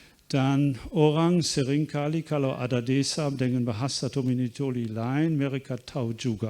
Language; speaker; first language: Indonesian; non-native, fluent; German